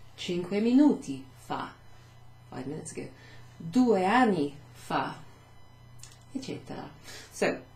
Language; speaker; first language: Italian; non-native, fluent; English